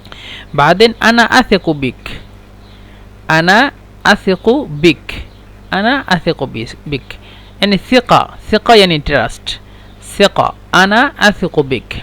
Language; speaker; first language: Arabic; non-native, fluent; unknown